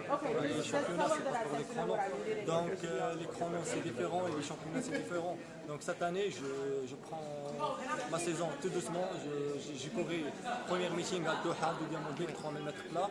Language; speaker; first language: French; non-native, learner; Arabic